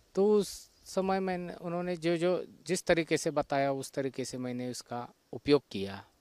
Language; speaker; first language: Hindi; non-native, local second language; Marathi